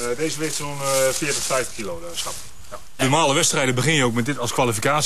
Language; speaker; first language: Dutch; native; Dutch